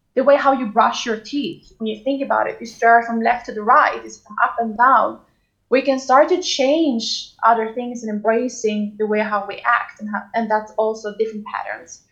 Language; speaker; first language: English; non-native, fluent; Swedish